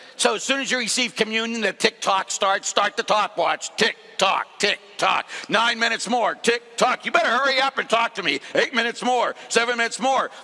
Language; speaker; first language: English; native; English